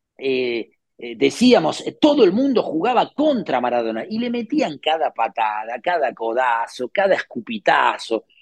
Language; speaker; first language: Spanish; native; Spanish